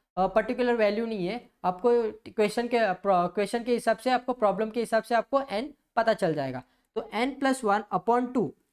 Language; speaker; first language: Hindi; non-native, local second language; Marathi